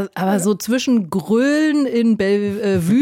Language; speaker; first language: German; native; German